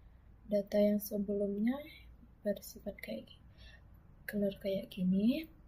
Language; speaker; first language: Indonesian; native; Indonesian